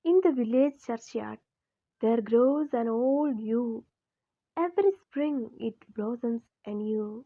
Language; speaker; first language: English; non-native, local second language; Malayalam